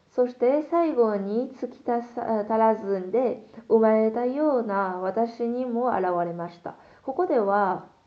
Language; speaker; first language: Japanese; non-native, fluent; Korean